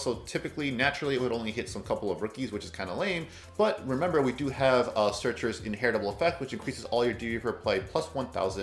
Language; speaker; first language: English; native; English